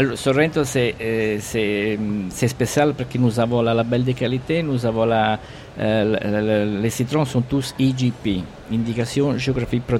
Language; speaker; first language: French; non-native, learner; Italian